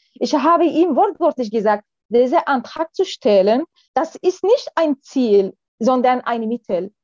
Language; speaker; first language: German; non-native, fluent; Arabic